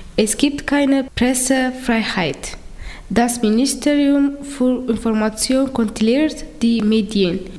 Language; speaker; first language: German; non-native, learner; Tigrinya